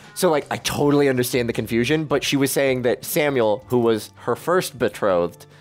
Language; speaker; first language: English; native; English